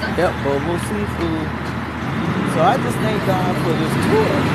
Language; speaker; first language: English; native; English